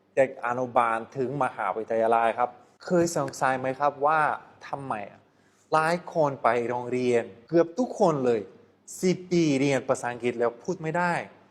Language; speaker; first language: Thai; non-native, fluent; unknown